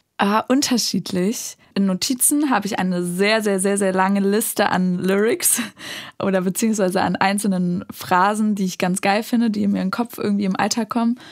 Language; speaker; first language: German; native; German